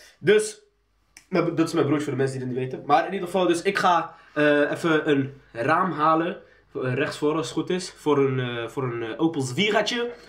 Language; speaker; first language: Dutch; early bilingual, other home language; Arabic